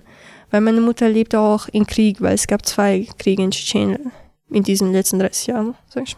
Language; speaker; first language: German; early bilingual, other home language; Chechen